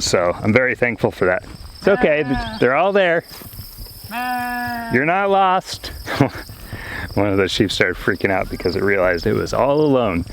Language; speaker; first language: English; native; English